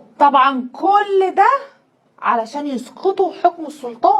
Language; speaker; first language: Arabic; native; Arabic